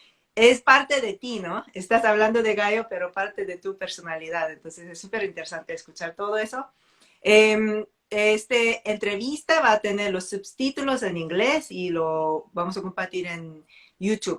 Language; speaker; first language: Spanish; non-native, fluent; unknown